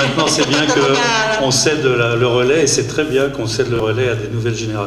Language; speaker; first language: French; native; French